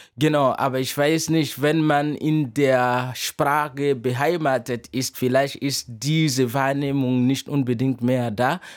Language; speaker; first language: German; non-native, fluent; Mossi